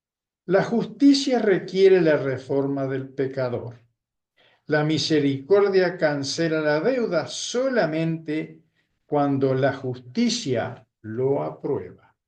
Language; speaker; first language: Spanish; native; Spanish